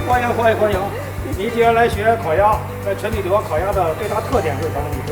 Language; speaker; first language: Chinese; native; Chinese